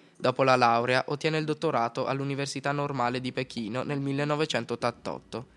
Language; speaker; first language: Italian; native; Italian